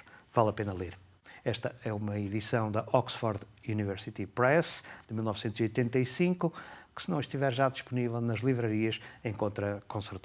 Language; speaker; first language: Portuguese; native; Portuguese